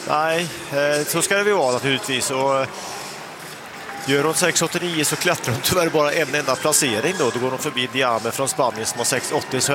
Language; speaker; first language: Swedish; native; Swedish